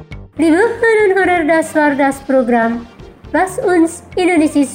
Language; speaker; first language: German; non-native, fluent; Indonesian